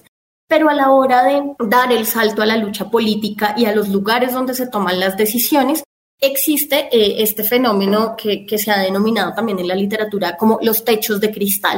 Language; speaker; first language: Spanish; native; Spanish